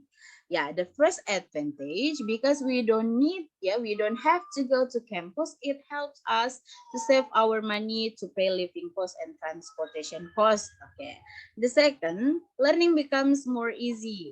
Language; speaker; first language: English; non-native, fluent; Indonesian